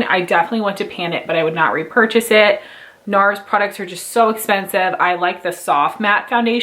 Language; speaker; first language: English; native; English